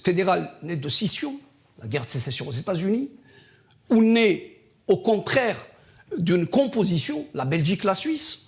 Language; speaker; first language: French; non-native, local second language; Kabyle